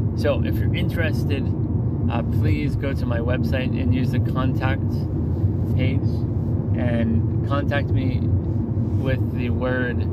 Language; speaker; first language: English; native; English